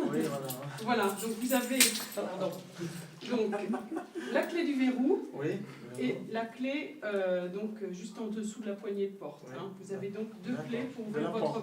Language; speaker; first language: French; native; French